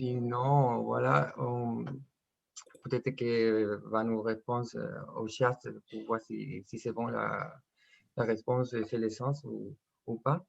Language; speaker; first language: French; non-native, fluent; Spanish